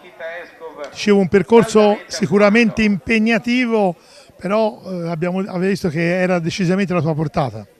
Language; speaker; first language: Italian; native; Italian